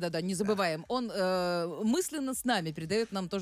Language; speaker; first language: Russian; native; Russian